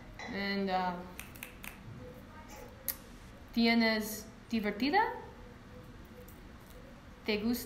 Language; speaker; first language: Spanish; non-native, learner; English